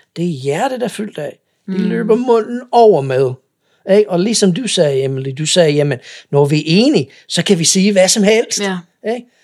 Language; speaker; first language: Danish; non-native, fluent; English